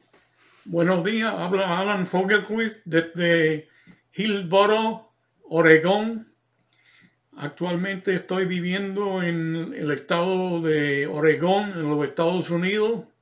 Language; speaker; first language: Spanish; non-native, fluent; English